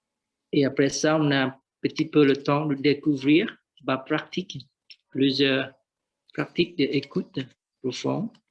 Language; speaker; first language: French; non-native, learner; Vietnamese